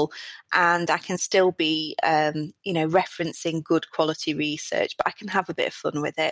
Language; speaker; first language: English; native; English